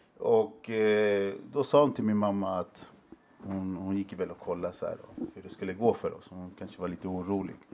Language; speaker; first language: Swedish; early bilingual, other home language; Spanish